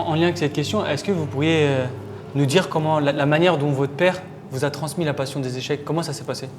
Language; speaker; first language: French; native; French